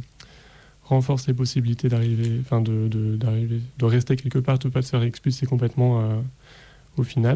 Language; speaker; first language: French; native; French